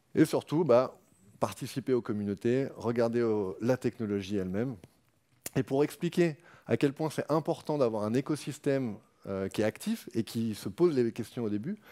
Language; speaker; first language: French; native; French